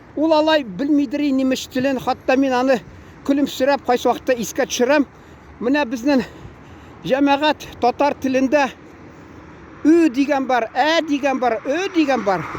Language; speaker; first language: Tatar; early bilingual, heritage; Tatar